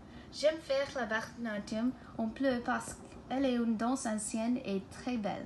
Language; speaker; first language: French; non-native, learner; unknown